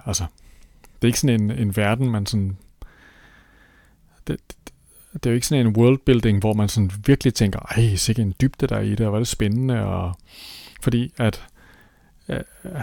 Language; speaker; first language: Danish; native; Danish